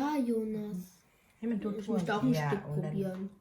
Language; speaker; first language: German; early bilingual, other home language; Thai